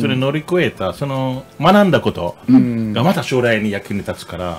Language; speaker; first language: Japanese; non-native, fluent; English